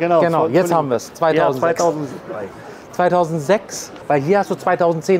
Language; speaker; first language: German; native; German